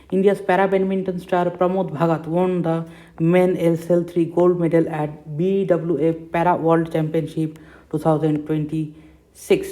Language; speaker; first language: English; non-native, local second language; Bangla